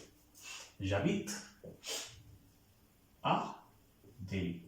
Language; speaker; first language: French; non-native, fluent; Hindi